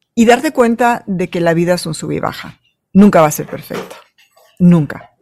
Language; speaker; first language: Spanish; native; Spanish